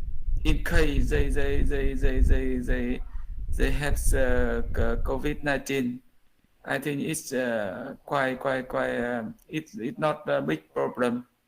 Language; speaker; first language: English; non-native, learner; Vietnamese